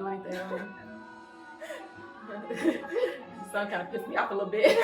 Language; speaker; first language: English; native; English